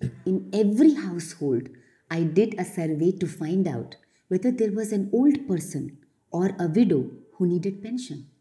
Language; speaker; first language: English; non-native, local second language; Hindi